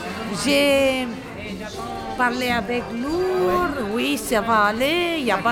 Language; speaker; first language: French; non-native, learner; Romanian